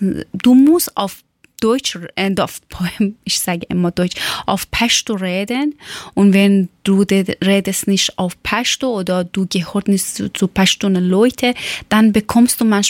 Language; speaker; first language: German; non-native, learner; Persian